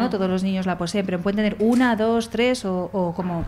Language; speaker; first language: Spanish; native; Spanish